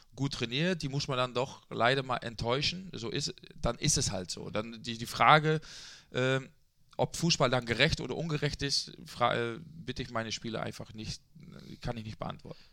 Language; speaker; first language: German; non-native, fluent; Dutch